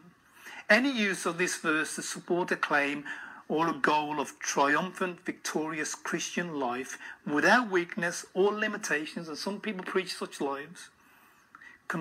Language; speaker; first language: English; native; English